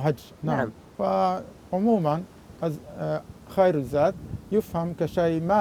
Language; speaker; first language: Arabic; non-native, fluent; Japanese